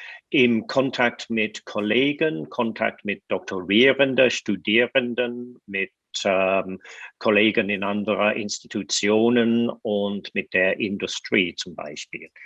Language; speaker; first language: German; non-native, fluent; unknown